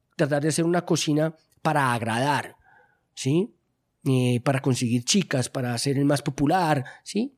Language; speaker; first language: Spanish; native; Spanish